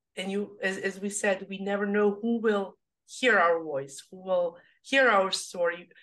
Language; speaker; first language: English; non-native, learner; Serbian